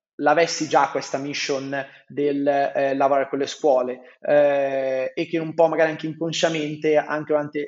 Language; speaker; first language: Italian; native; Italian